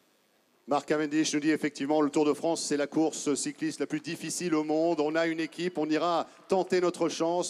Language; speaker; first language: French; native; French